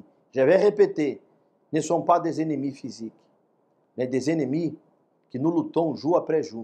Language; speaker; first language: French; non-native, fluent; Portuguese